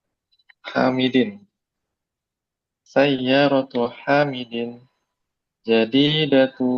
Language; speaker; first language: Arabic; non-native, learner; Indonesian